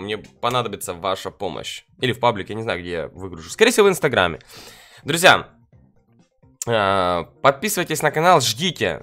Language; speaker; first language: Russian; native; Russian